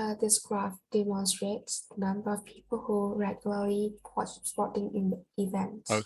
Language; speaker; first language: English; non-native, learner; Vietnamese